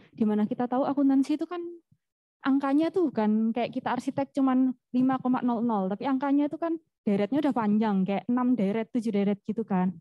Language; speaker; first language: Indonesian; native; Indonesian